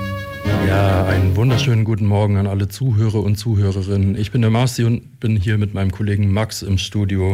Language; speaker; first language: German; native; German